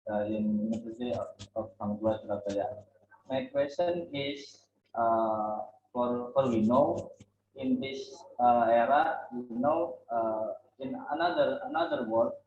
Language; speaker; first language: English; non-native, local second language; Indonesian